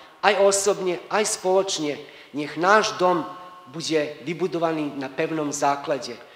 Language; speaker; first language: Slovak; native; Slovak